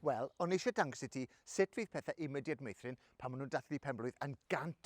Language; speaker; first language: Welsh; native; Welsh